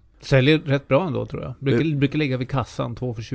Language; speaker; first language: Swedish; native; Swedish